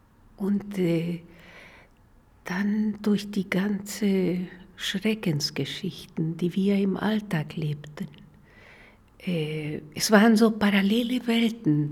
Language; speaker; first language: German; non-native, fluent; Spanish